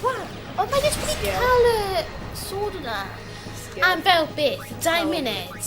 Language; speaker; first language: Welsh; non-native, local second language; English